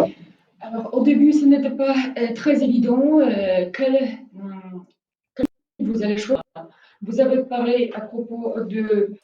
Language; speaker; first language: French; non-native, fluent; Polish